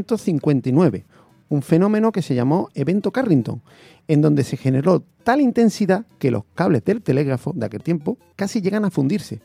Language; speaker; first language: Spanish; native; Spanish